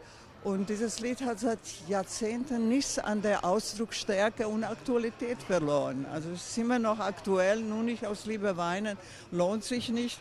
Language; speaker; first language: German; non-native, fluent; Croatian